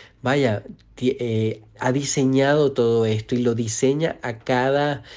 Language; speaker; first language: Spanish; native; Spanish